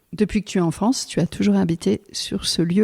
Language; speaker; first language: French; native; French